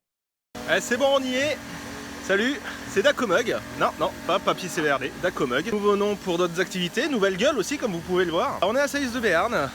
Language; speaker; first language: French; native; French